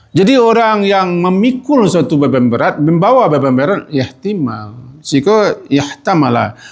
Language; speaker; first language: Malay; non-native, local second language; Minangkabau